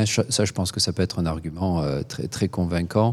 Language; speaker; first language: French; native; French